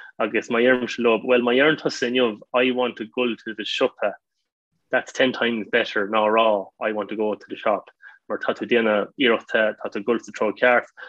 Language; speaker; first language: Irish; non-native, local second language; English